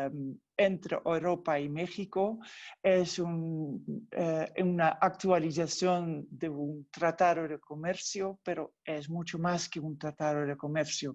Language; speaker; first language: Spanish; non-native, fluent; Dutch